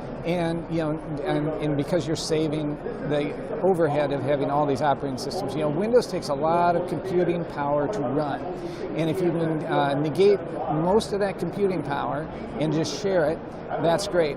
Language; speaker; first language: English; native; English